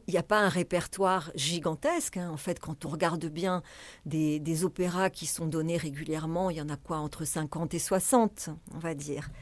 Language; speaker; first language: French; native; French